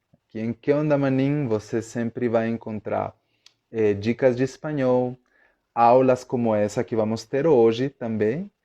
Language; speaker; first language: Portuguese; non-native, fluent; Spanish